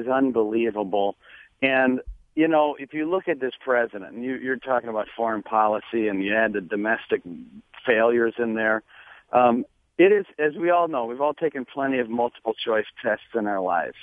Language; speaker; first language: English; native; English